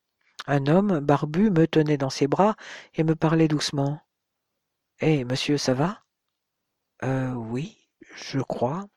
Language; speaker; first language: French; native; French